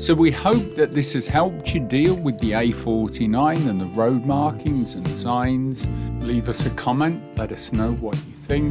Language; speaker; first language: English; native; English